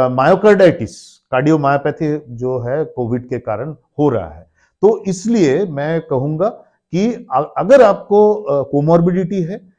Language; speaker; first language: Hindi; non-native, local second language; Bangla